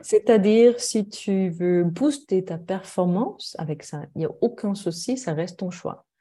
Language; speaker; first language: French; non-native, fluent; German